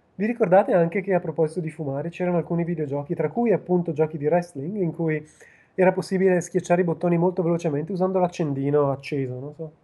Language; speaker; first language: Italian; native; Italian